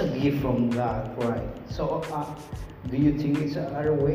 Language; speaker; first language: English; non-native, learner; Indonesian